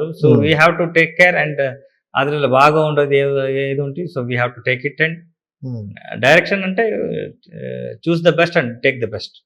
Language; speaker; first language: Telugu; non-native, learner; Kannada